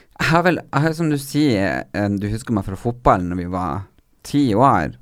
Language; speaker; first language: Norwegian; native; Norwegian